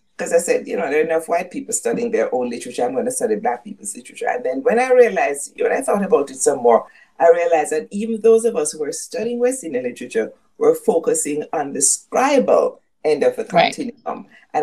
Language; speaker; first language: English; non-native, local second language; Jamaican Creole English